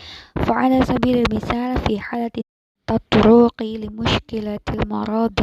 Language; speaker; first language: Arabic; non-native, learner; Indonesian